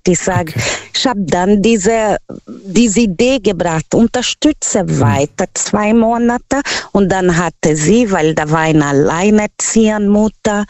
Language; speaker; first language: German; non-native, learner; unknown